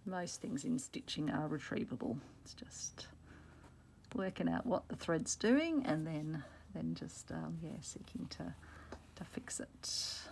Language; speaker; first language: English; native; English